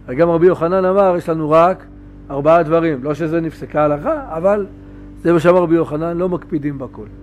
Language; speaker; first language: Hebrew; native; Hebrew